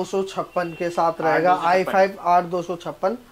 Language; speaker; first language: Hindi; native; Hindi